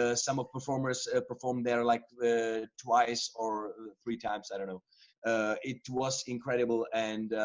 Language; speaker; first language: English; non-native, fluent; Czech